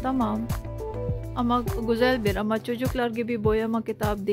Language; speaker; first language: Turkish; non-native, learner; Urdu